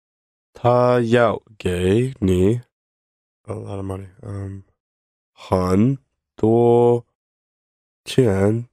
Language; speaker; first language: Chinese; non-native, learner; English